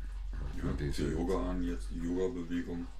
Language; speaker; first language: German; native; German